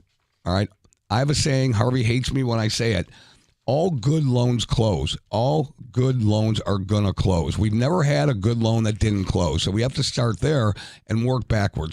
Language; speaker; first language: English; native; English